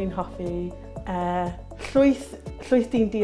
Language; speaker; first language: Welsh; non-native, local second language; English